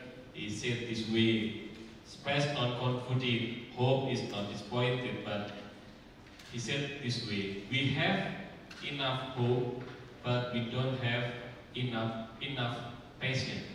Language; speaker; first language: English; non-native, fluent; Indonesian